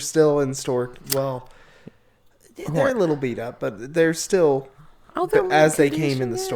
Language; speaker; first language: English; native; English